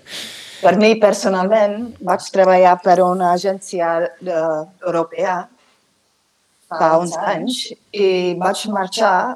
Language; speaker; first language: Catalan; non-native, fluent; English